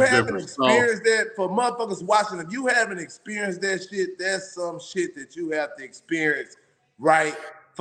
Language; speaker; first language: English; native; English